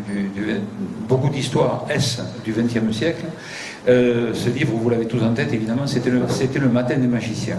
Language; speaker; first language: French; native; French